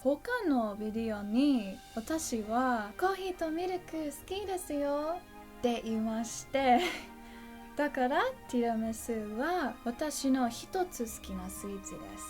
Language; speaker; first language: Japanese; non-native, learner; English